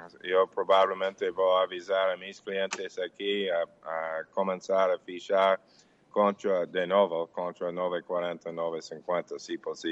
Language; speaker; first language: Portuguese; non-native, fluent; English